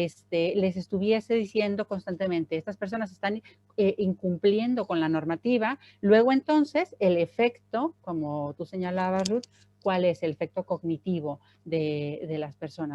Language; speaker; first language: Spanish; native; Spanish